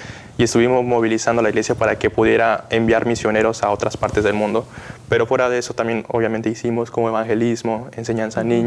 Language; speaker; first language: Spanish; native; Spanish